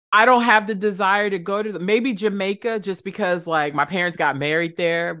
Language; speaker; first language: English; native; English